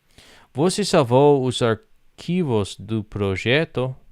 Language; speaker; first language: Portuguese; non-native, learner; English